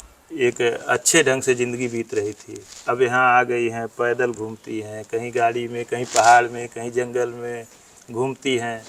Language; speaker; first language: Hindi; native; Hindi